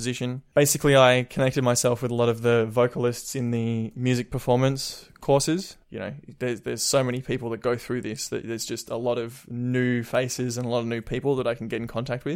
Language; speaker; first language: English; native; English